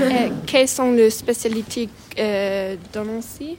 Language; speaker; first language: French; non-native, learner; German